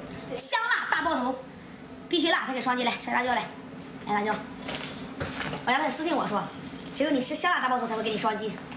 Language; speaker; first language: Chinese; native; Chinese